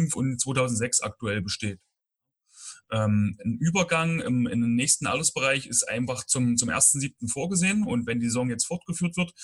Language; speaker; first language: German; native; German